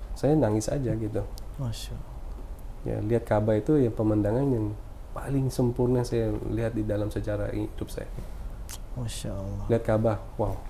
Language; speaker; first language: Indonesian; non-native, fluent; Filipino